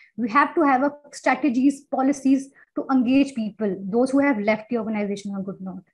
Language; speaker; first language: English; non-native, local second language; Hindi